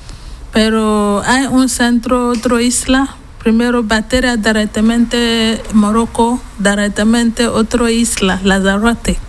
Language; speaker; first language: Spanish; non-native, learner; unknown